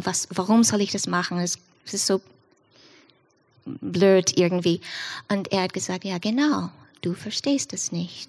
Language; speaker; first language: German; non-native, fluent; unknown